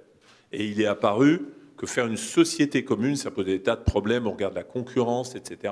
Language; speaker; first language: French; native; French